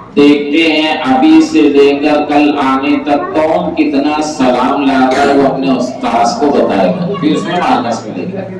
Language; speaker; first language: Urdu; native; Urdu